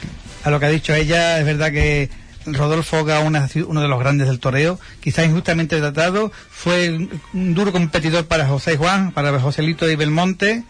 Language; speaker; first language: Spanish; native; Spanish